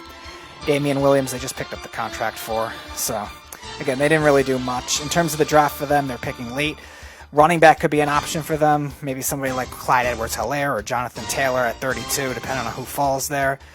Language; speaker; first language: English; native; English